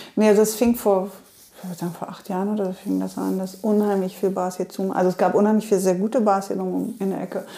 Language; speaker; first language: German; native; German